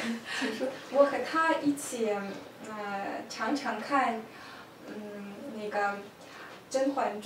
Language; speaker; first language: Chinese; non-native, learner; Russian